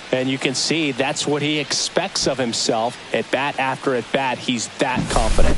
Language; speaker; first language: English; native; English